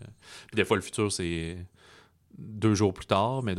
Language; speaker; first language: French; native; French